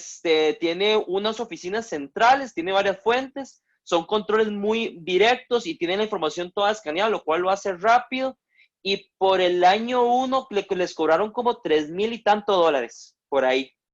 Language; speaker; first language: Spanish; native; Spanish